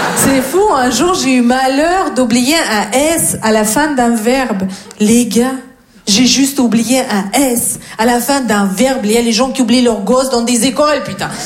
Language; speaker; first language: French; non-native, fluent; Russian